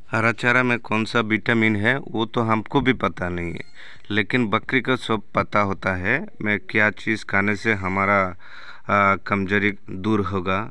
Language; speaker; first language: Hindi; non-native, local second language; Bangla